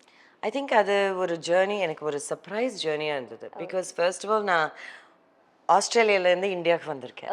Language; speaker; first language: Tamil; early bilingual, heritage; Tamil